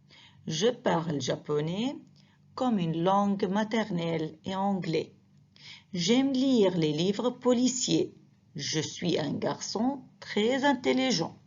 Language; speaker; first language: French; non-native, fluent; Arabic